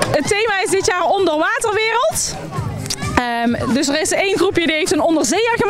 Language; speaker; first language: Dutch; native; Dutch